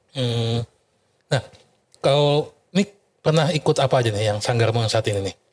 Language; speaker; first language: Indonesian; native; Indonesian